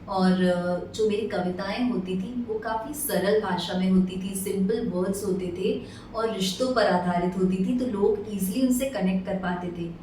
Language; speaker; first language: Hindi; non-native, local second language; Gujarati